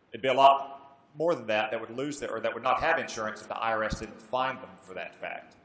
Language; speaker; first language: English; native; English